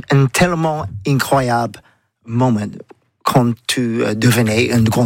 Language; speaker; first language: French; non-native, learner; English